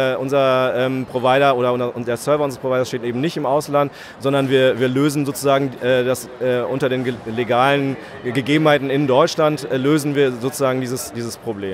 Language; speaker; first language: German; native; German